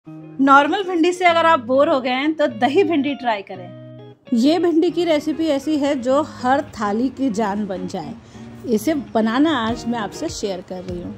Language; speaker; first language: Hindi; native; Hindi